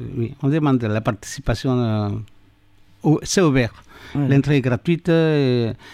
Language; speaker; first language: French; non-native, fluent; Spanish